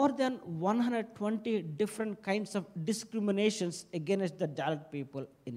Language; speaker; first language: English; non-native, local second language; Telugu